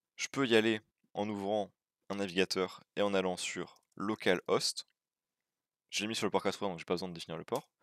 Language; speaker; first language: French; native; French